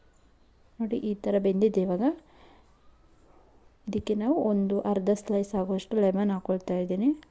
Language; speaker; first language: Kannada; native; Kannada